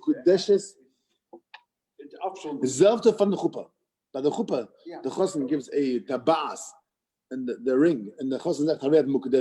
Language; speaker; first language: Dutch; non-native, fluent; English